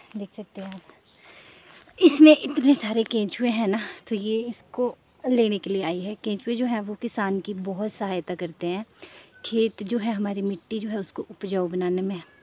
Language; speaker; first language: Hindi; native; Hindi